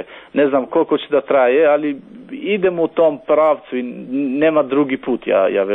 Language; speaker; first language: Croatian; non-native, local second language; Albanian